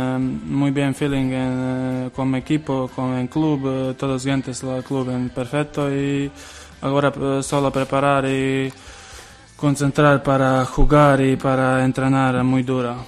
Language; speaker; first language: Spanish; non-native, learner; Serbian